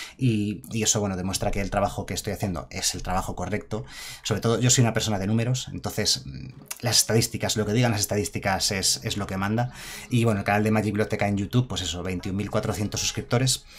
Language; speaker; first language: Spanish; native; Spanish